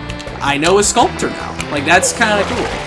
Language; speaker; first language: English; native; English